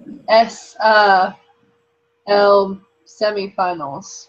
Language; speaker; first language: Spanish; non-native, learner; English